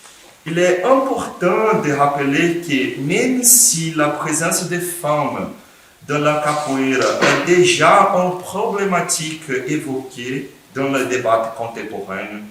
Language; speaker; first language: French; non-native, fluent; Portuguese